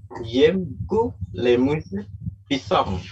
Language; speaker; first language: French; non-native, learner; Indonesian